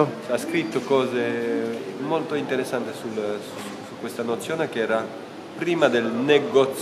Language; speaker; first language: Italian; non-native, fluent; French